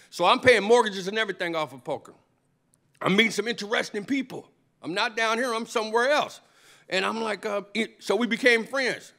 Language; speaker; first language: English; native; English